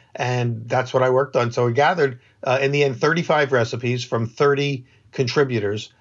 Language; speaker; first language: English; native; English